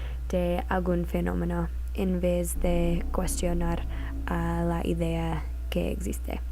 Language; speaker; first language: Spanish; non-native, learner; English